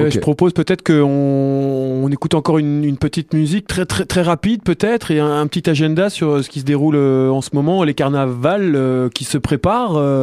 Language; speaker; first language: French; native; French